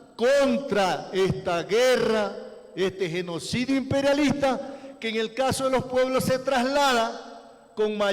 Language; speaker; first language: Spanish; native; Spanish